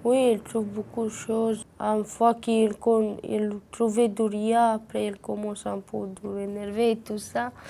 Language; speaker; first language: French; non-native, learner; Romanian